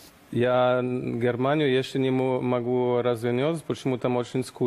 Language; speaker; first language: Russian; non-native, learner; German